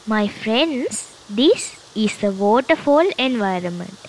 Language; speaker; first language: English; non-native, local second language; Sinhala